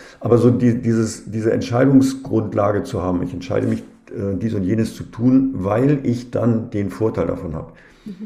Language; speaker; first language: German; native; German